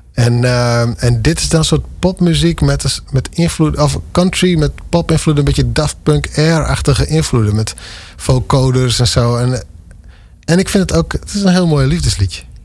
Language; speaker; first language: Dutch; non-native, local second language; Western Frisian